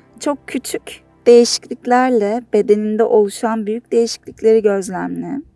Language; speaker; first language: Turkish; native; Turkish